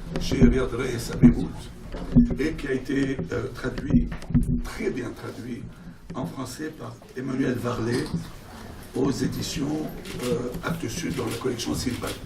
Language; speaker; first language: French; non-native, fluent; Arabic